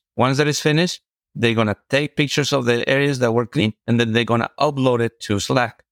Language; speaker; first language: English; non-native, fluent; Spanish